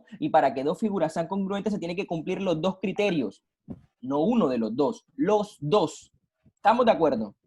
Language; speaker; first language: Spanish; native; Spanish